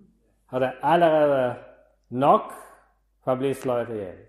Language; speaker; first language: Danish; non-native, fluent; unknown